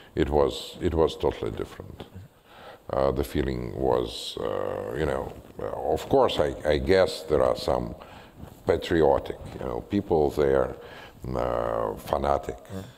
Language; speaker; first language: English; non-native, fluent; Russian